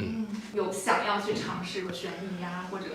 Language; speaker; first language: Chinese; native; Chinese